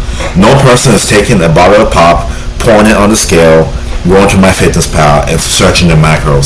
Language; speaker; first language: English; native; English